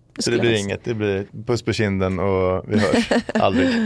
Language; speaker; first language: Swedish; native; Swedish